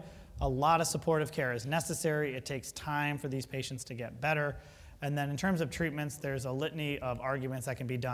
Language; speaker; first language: English; native; English